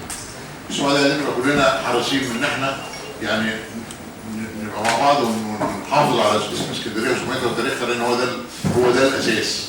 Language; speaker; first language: Arabic; native; Arabic